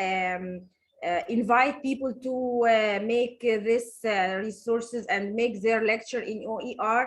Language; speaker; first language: English; non-native, learner; Arabic